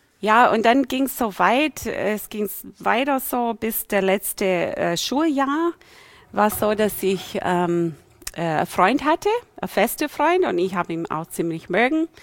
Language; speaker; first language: German; non-native, fluent; English